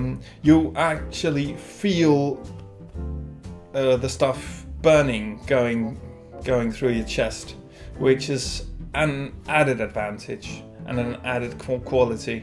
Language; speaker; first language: English; non-native, fluent; Danish